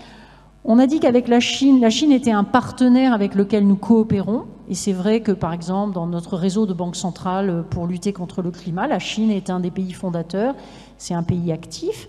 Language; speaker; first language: French; native; French